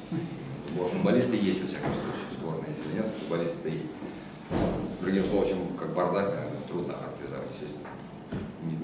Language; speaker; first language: Russian; native; Russian